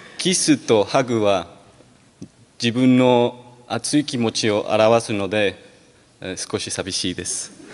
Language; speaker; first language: Japanese; non-native, learner; Spanish